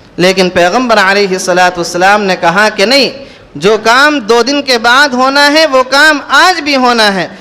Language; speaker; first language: Urdu; native; Urdu